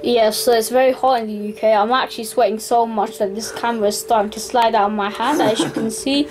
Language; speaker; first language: English; native; English